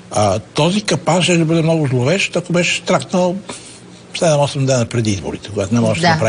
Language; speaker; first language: Bulgarian; native; Bulgarian